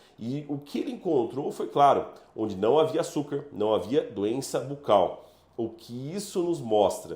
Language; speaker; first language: Portuguese; native; Portuguese